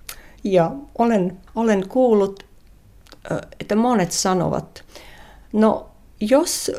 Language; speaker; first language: Finnish; non-native, learner; Latvian